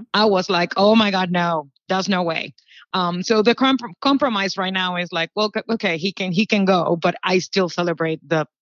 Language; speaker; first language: English; early bilingual, other home language; Spanish